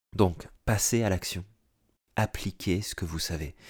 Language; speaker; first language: French; native; French